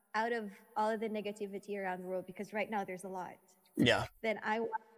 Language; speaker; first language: English; non-native, local second language; Filipino